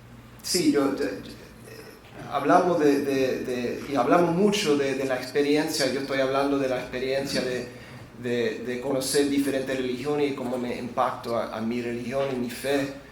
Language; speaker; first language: Spanish; non-native, fluent; English